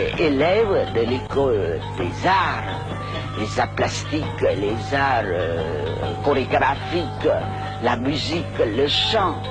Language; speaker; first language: French; non-native, local second language; Khmer